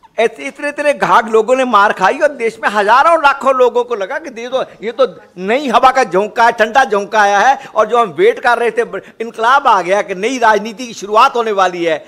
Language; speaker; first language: Hindi; non-native, local second language; Punjabi